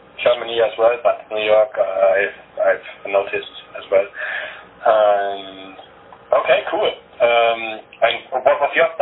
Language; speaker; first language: English; non-native, learner; German